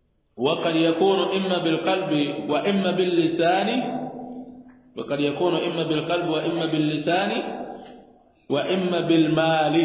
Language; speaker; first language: Arabic; non-native, fluent; Swahili